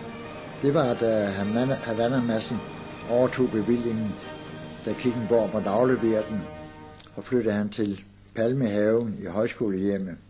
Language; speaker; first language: Danish; native; Danish